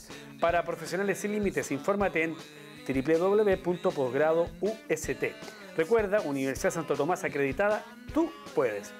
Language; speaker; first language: Spanish; native; Spanish